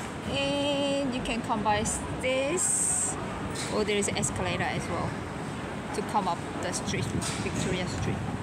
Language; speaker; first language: English; non-native, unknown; Korean